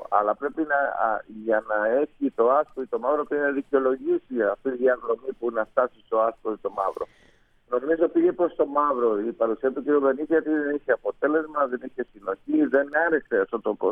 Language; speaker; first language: Greek; non-native, fluent; Spanish